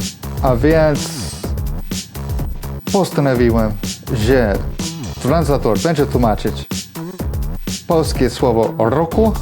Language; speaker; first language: Polish; non-native, fluent; English